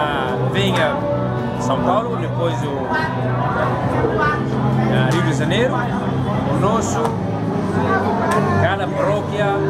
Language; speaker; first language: Portuguese; non-native, learner; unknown